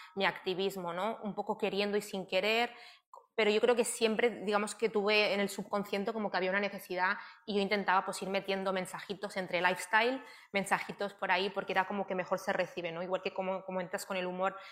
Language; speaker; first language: Spanish; native; Spanish